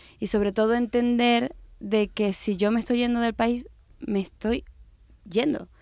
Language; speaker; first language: Spanish; native; Spanish